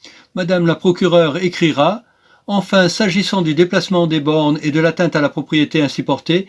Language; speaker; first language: French; native; French